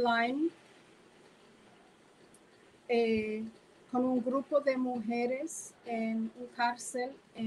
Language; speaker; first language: Spanish; non-native, fluent; English